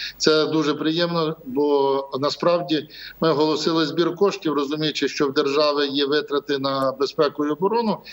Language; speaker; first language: Ukrainian; native; Ukrainian